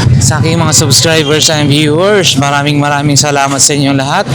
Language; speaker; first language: Filipino; native; Filipino